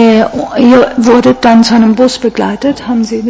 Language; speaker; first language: German; non-native, fluent; Italian